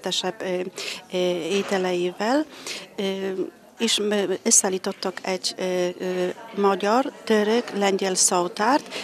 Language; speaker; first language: Hungarian; non-native, fluent; Polish